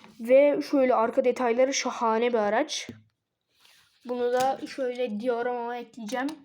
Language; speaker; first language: Turkish; native; Turkish